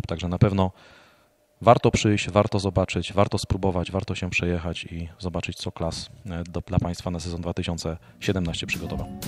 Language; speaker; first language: Polish; native; Polish